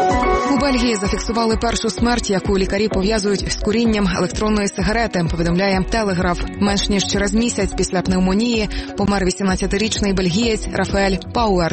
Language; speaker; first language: Ukrainian; native; Ukrainian